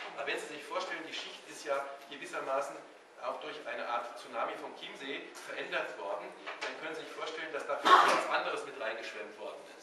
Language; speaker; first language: German; native; German